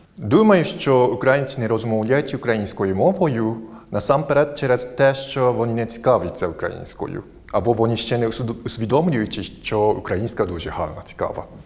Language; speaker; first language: Ukrainian; non-native, fluent; Japanese